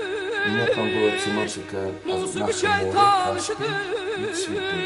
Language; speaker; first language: Russian; non-native, local second language; Azerbaijani